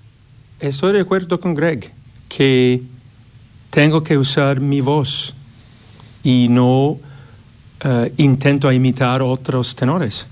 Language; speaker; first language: Spanish; non-native, fluent; English